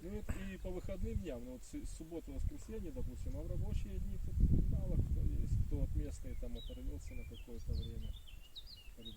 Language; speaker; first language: Russian; native; Russian